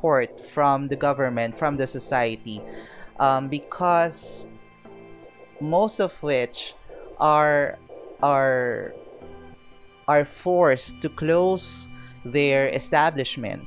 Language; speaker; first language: English; non-native, local second language; Filipino